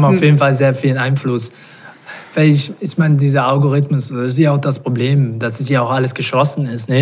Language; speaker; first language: German; non-native, fluent; Portuguese